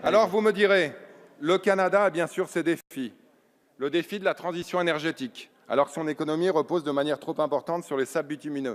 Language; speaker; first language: French; native; French